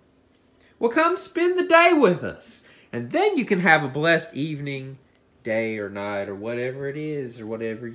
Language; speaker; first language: English; native; English